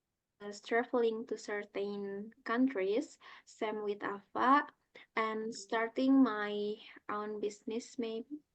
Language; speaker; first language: English; non-native, learner; Indonesian